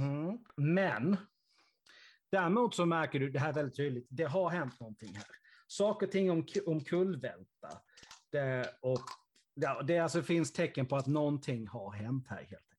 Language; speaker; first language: Swedish; native; Swedish